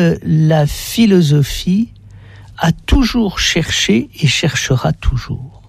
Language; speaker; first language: French; native; French